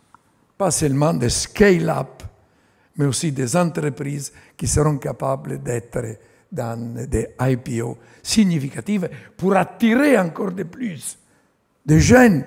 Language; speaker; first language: French; non-native, fluent; Italian